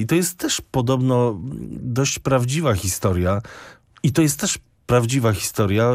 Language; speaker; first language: Polish; native; Polish